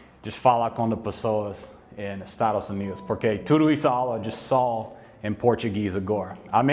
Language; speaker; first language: Portuguese; non-native, learner; English